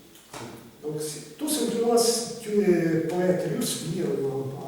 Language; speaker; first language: French; non-native, fluent; Russian